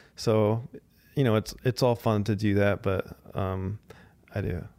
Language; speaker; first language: English; native; English